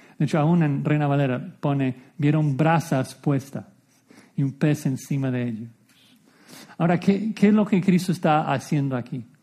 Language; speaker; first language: Spanish; non-native, fluent; English